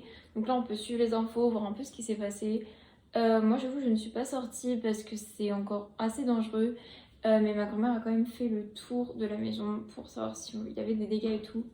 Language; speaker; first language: French; native; French